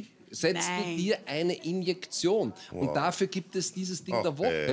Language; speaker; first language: German; native; German